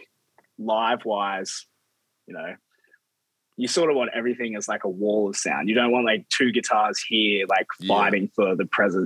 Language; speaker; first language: English; native; English